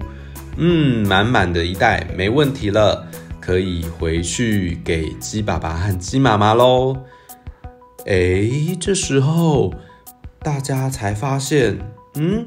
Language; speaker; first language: Chinese; native; Chinese